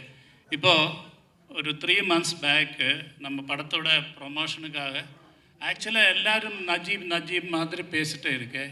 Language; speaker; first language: Tamil; non-native, learner; Malayalam